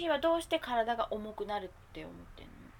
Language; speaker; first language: Japanese; native; Japanese